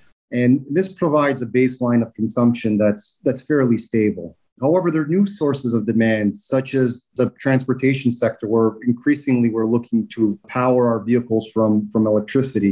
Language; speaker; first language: English; native; English